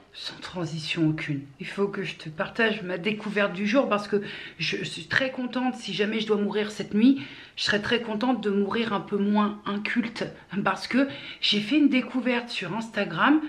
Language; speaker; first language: French; native; French